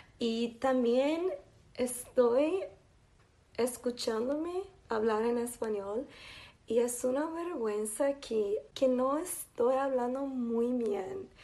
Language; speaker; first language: Spanish; non-native, learner; English